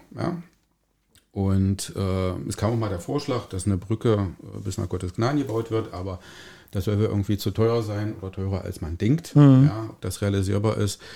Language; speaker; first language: German; native; German